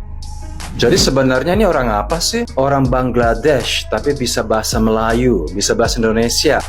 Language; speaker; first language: Indonesian; native; Indonesian